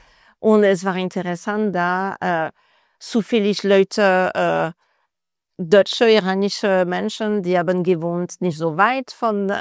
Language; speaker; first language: German; non-native, fluent; French